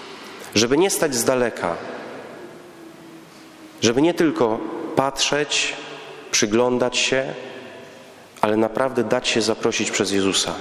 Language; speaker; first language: Polish; native; Polish